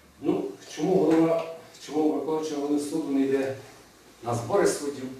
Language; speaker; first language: Ukrainian; native; Ukrainian